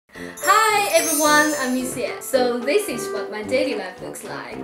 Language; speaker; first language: English; non-native, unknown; Chinese